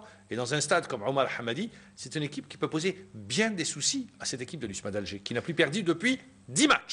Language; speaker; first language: French; non-native, local second language; Arabic